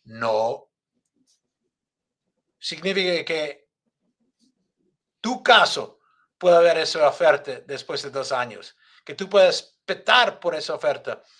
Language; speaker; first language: Spanish; non-native, learner; English